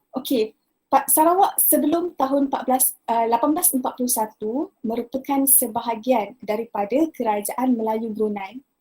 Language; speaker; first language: Malay; native; Malay